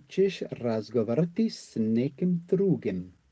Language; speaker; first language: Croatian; non-native, learner; English